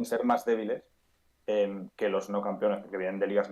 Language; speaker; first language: Spanish; native; Spanish